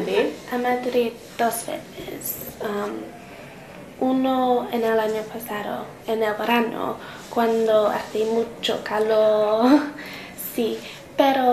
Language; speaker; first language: Spanish; non-native, learner; English